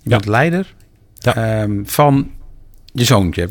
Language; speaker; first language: Dutch; native; Dutch